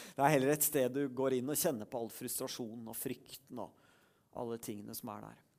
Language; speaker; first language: Norwegian; native; Norwegian